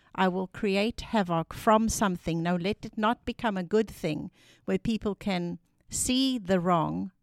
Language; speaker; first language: English; non-native, local second language; Afrikaans